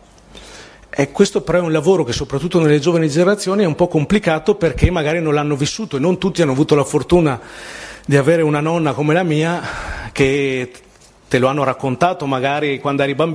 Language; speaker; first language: Italian; native; Italian